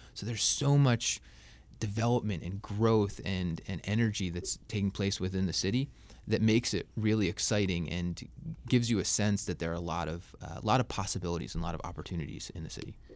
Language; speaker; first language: English; native; English